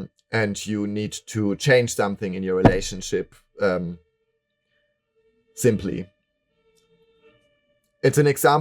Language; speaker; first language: English; non-native, fluent; German